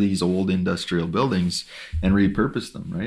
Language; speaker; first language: English; native; English